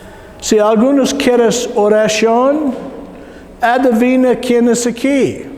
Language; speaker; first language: Spanish; non-native, learner; English